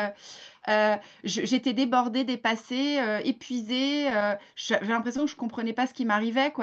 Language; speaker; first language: French; native; French